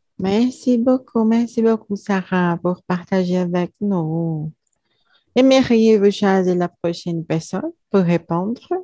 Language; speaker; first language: French; non-native, learner; Portuguese